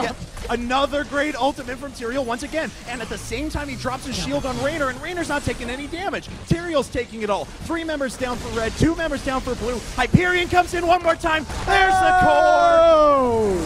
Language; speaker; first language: English; native; English